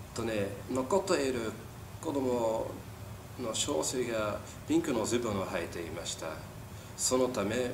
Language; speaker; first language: Japanese; non-native, learner; Dutch